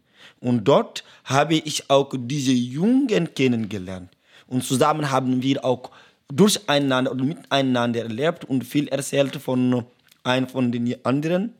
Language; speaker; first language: German; non-native, learner; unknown